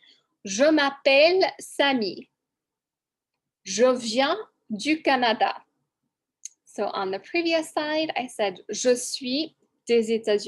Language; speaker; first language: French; non-native, fluent; English